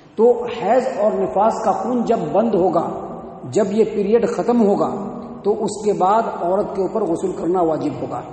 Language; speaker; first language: Urdu; native; Urdu